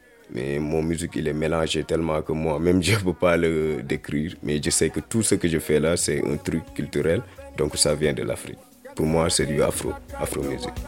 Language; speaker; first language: French; non-native, local second language; Wolof